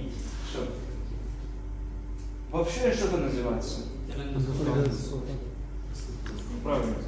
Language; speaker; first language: Russian; non-native, fluent; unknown